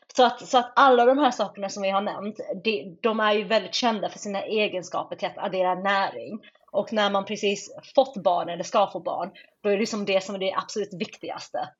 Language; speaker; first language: Swedish; native; Swedish